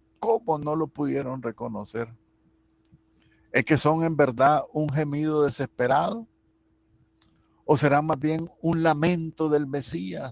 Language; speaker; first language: Spanish; native; Spanish